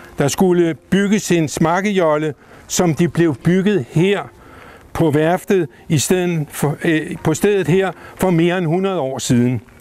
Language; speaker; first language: Danish; native; Danish